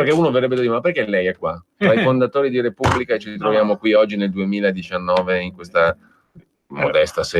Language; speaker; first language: Italian; native; Italian